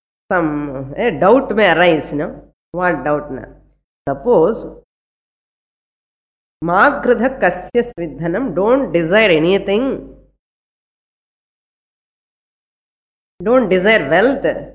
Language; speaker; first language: English; non-native, local second language; Tamil